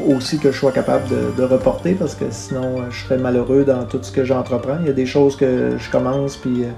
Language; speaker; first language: French; native; French